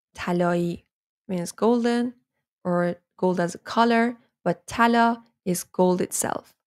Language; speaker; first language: English; non-native, fluent; Persian